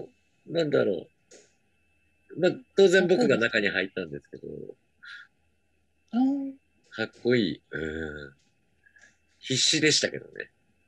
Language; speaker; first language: Japanese; native; Japanese